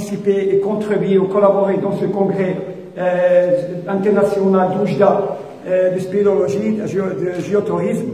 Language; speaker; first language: French; non-native, fluent; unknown